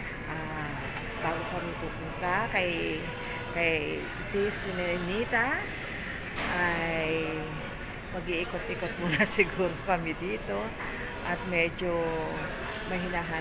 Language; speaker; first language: Filipino; native; Filipino